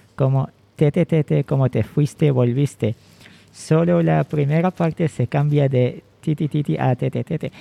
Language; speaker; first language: Spanish; non-native, fluent; Arabic